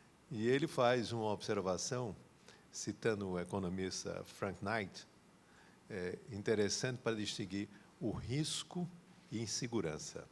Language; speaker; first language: Portuguese; native; Portuguese